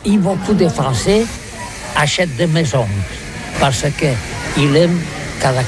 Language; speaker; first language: French; non-native, learner; Catalan